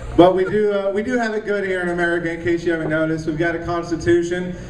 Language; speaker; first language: English; native; English